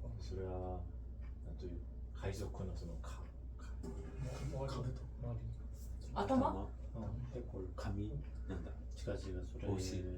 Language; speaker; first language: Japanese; non-native, learner; Korean